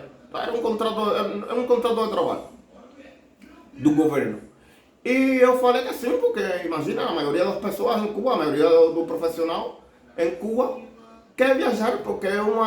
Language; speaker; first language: Portuguese; non-native, learner; Spanish